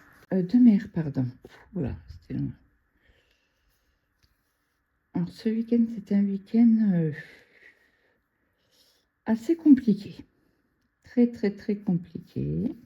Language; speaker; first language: French; native; French